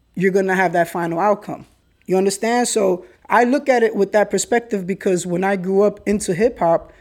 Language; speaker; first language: English; early bilingual, other home language; Spanish